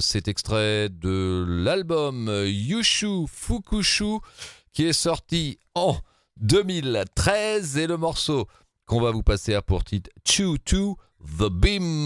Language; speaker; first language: French; native; French